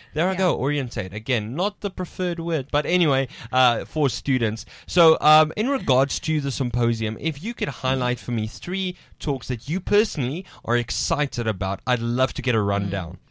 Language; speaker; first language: English; non-native, local second language; Afrikaans